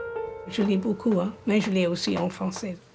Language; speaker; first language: French; non-native, fluent; English